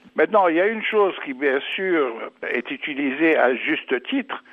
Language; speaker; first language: French; non-native, fluent; English